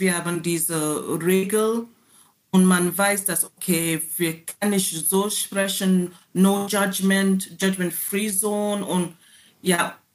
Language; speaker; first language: German; non-native, learner; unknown